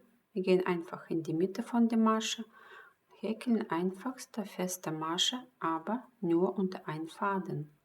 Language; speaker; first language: German; non-native, fluent; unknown